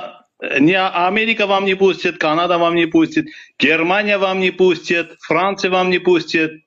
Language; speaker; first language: Russian; non-native, fluent; Armenian